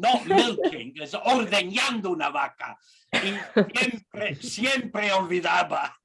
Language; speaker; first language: Spanish; non-native, fluent; English